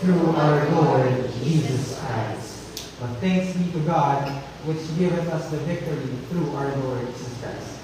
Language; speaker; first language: English; non-native, local second language; Filipino